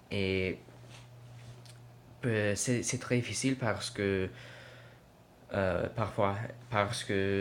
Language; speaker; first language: French; non-native, learner; English